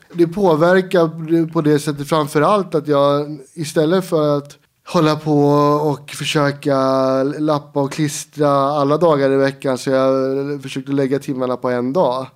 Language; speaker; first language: Swedish; native; Swedish